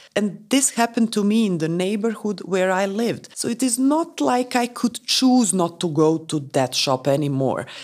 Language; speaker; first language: English; non-native, fluent; Romanian